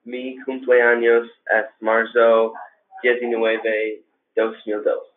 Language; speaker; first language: Spanish; non-native, learner; English